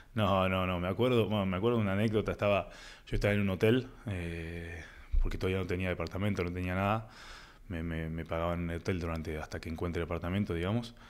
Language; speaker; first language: Spanish; native; Spanish